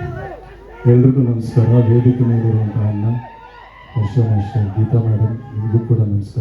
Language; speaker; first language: Kannada; non-native, local second language; Tulu